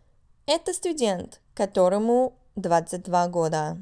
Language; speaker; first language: Russian; non-native, fluent; English